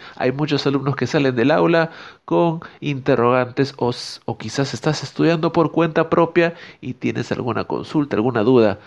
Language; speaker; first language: Spanish; native; Spanish